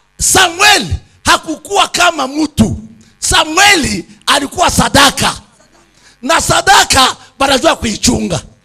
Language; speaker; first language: Swahili; native; Swahili